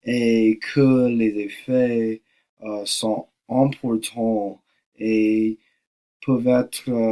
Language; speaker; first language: French; non-native, learner; English